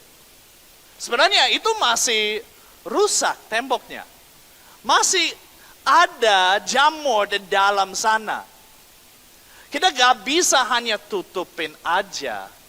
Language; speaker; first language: Indonesian; non-native, fluent; English